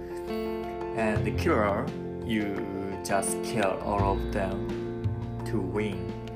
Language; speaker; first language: English; non-native, learner; Japanese